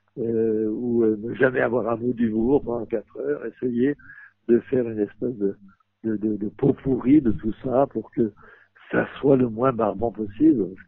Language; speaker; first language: French; native; French